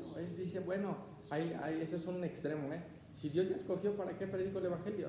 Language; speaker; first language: Spanish; native; Spanish